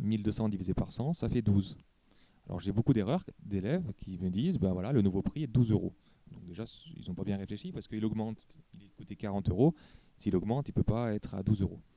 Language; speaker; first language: French; native; French